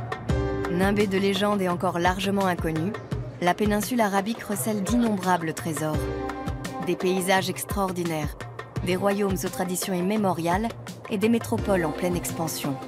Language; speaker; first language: French; native; French